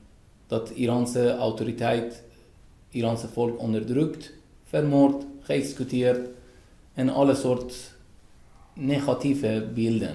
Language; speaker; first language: Dutch; non-native, fluent; Persian